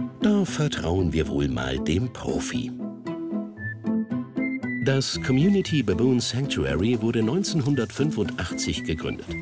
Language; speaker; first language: German; native; German